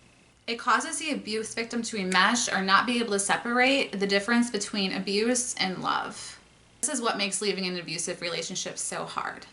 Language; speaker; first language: English; native; English